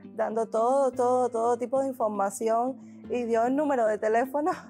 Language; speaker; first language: Spanish; native; Spanish